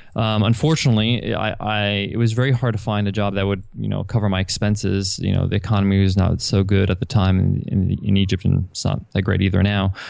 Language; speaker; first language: English; native; English